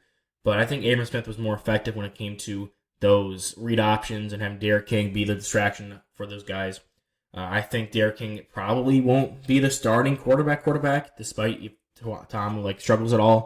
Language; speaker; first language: English; native; English